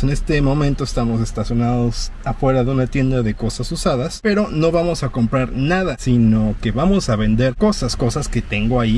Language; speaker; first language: Spanish; native; Spanish